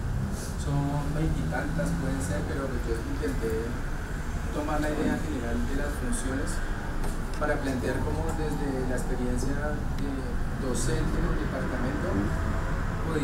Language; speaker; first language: Spanish; native; Spanish